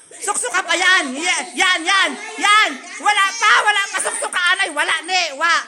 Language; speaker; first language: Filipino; non-native, local second language; Cebuano